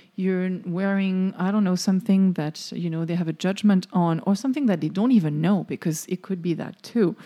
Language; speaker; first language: English; non-native, fluent; French